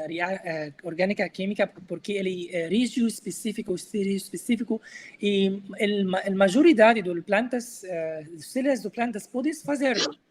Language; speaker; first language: Portuguese; non-native, learner; Arabic